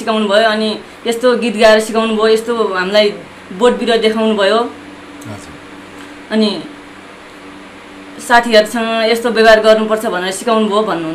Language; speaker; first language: Nepali; non-native, local second language; Newari